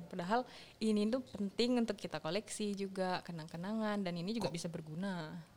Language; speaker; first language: Indonesian; native; Indonesian